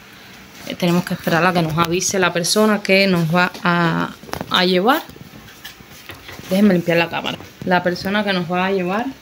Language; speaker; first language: Spanish; native; Spanish